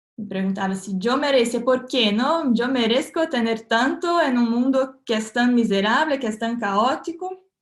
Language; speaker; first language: Spanish; non-native, fluent; Portuguese